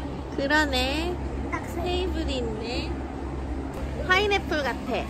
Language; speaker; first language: Korean; native; Korean